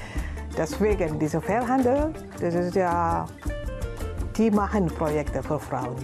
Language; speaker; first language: German; non-native, learner; Indonesian